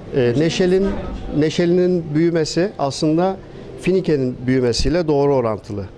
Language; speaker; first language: Turkish; native; Turkish